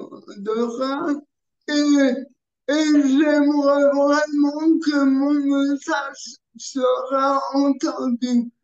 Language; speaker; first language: French; early bilingual, other home language; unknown